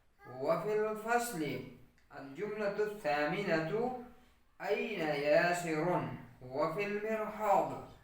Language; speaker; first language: Arabic; non-native, fluent; Urdu